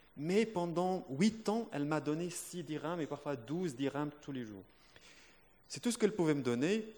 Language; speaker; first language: French; non-native, local second language; Arabic